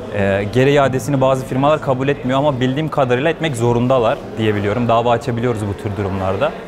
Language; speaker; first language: Turkish; native; Turkish